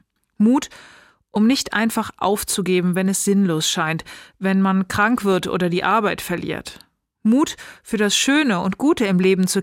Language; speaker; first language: German; native; German